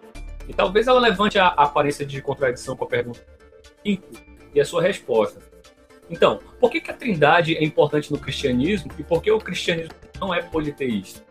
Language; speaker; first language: Portuguese; native; Portuguese